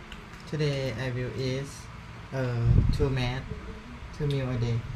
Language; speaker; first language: English; non-native, learner; Thai